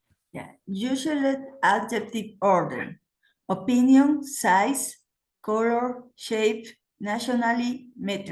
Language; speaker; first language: English; non-native, learner; Spanish